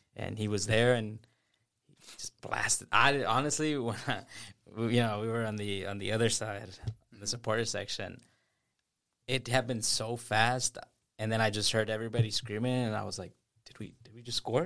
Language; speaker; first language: English; native; English